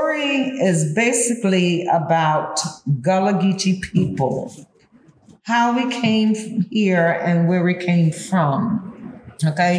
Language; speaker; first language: English; early bilingual, other home language; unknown